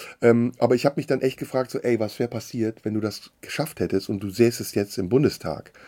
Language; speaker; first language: German; early bilingual, other home language; Turkish